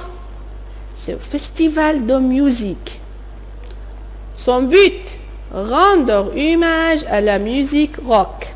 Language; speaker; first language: French; non-native, fluent; Arabic